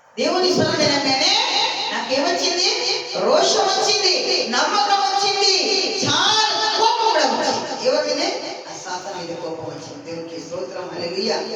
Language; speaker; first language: Telugu; non-native, learner; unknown